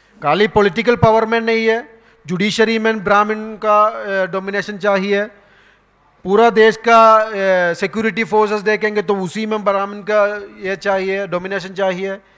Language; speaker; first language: Hindi; non-native, local second language; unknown